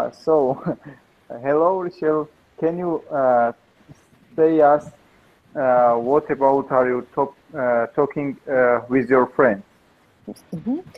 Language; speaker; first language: English; non-native, learner; Georgian